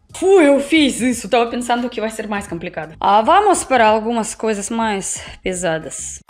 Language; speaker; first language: Portuguese; non-native, learner; Russian